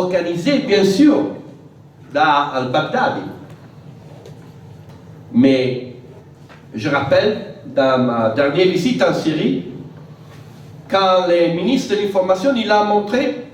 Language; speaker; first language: French; non-native, fluent; Italian